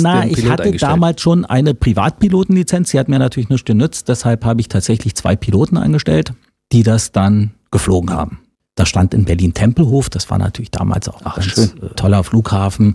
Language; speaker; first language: German; native; German